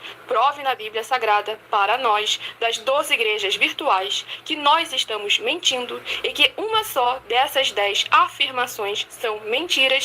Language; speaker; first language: Portuguese; native; Portuguese